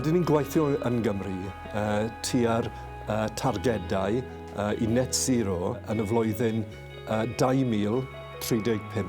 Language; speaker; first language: Welsh; non-native, local second language; English